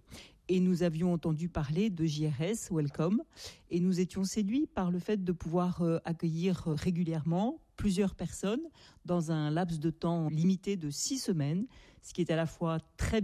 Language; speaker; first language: French; native; French